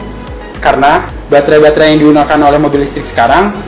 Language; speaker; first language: Indonesian; native; Indonesian